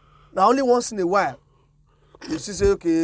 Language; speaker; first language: English; non-native, local second language; Yoruba